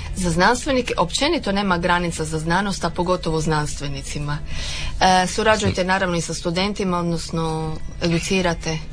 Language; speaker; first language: Croatian; native; Croatian